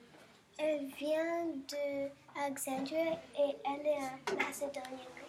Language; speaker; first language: French; non-native, learner; English